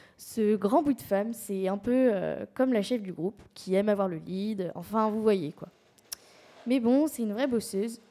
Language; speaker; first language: French; native; French